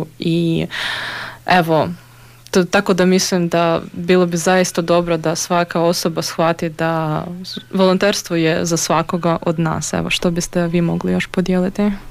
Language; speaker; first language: Croatian; non-native, fluent; Ukrainian